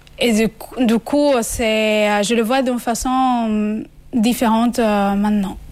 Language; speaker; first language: French; non-native, fluent; Spanish